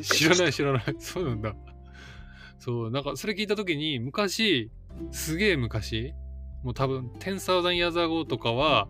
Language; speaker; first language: Japanese; native; Japanese